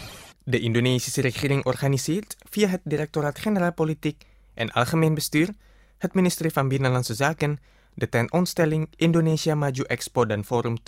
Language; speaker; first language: Dutch; non-native, fluent; Indonesian